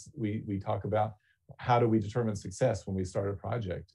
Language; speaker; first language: English; native; English